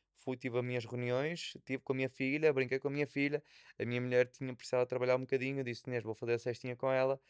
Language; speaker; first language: Portuguese; native; Portuguese